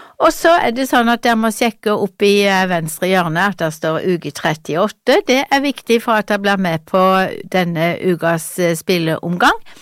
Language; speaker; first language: Norwegian; native; Norwegian